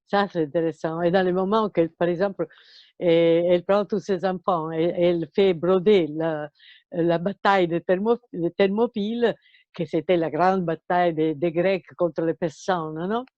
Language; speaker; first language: French; non-native, fluent; Italian